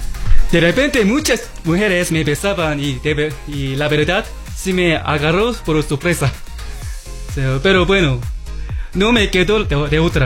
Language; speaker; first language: Spanish; non-native, learner; Korean